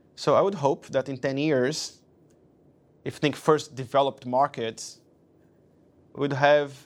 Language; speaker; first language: English; non-native, fluent; Portuguese